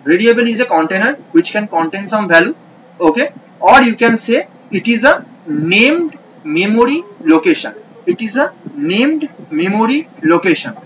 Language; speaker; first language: English; non-native, local second language; Bangla